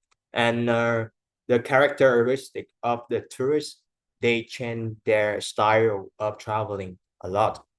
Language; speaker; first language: English; non-native, fluent; Vietnamese